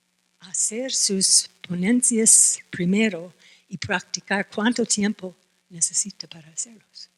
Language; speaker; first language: Spanish; non-native, fluent; English